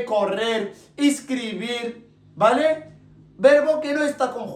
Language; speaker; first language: Spanish; non-native, local second language; Arabic